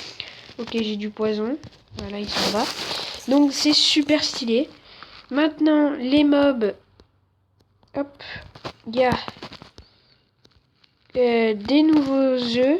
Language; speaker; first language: French; native; French